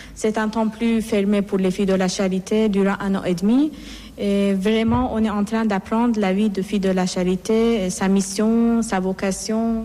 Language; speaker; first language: French; non-native, fluent; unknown